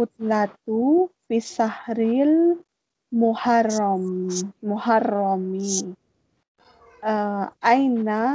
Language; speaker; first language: Arabic; non-native, learner; Malay